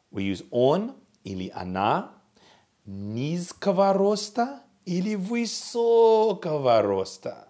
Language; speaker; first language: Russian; non-native, fluent; English